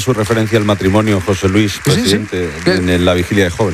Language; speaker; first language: Spanish; native; Spanish